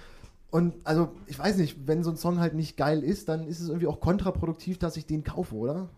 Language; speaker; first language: German; native; German